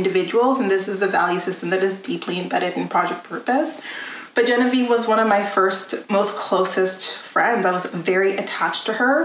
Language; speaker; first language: English; native; English